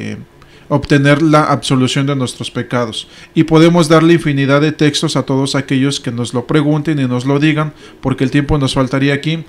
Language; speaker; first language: Spanish; native; Spanish